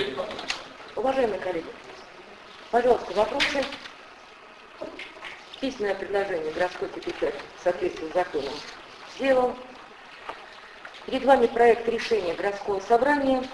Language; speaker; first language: Russian; native; Russian